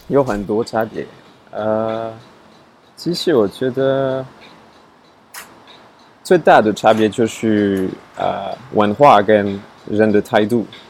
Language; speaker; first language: Chinese; non-native, fluent; French